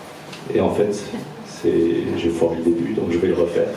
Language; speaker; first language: French; native; French